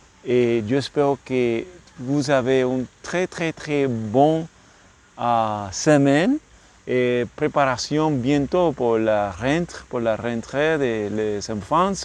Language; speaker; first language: French; non-native, learner; English